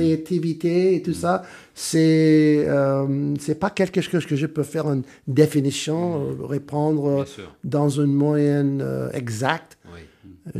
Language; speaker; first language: French; non-native, fluent; English